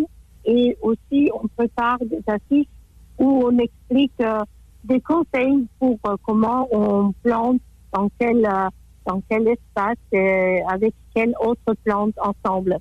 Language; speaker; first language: French; non-native, fluent; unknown